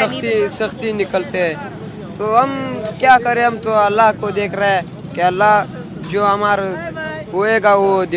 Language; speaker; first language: Hindi; non-native, learner; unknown